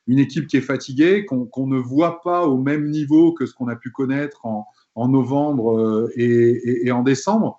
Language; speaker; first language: French; native; French